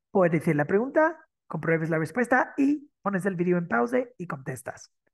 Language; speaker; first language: Spanish; non-native, fluent; English